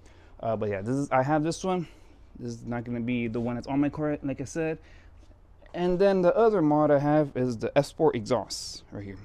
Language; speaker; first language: English; native; English